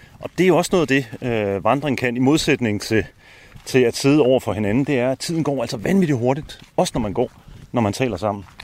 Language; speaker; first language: Danish; native; Danish